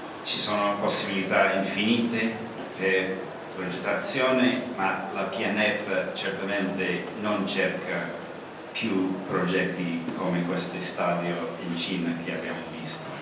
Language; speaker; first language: Italian; non-native, learner; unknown